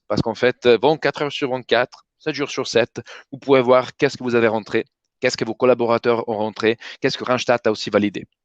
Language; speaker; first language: French; native; French